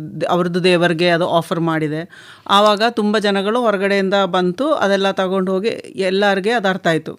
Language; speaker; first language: Kannada; non-native, local second language; Malayalam